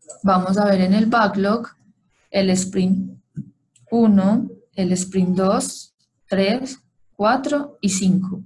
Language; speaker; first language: Spanish; native; Spanish